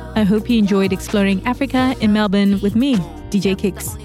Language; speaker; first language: English; non-native, local second language; Shona